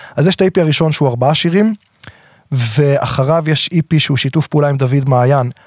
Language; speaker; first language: Hebrew; native; Hebrew